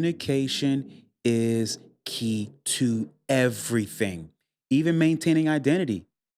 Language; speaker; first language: English; native; English